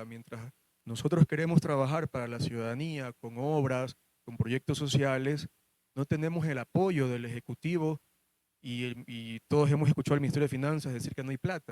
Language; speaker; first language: Spanish; native; Spanish